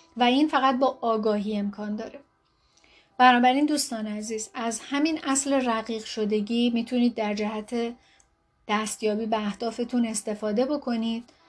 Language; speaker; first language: Persian; native; Persian